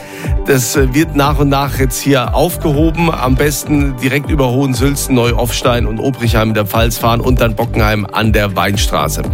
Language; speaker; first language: German; native; German